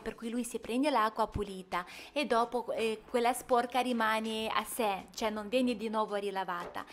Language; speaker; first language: Italian; non-native, fluent; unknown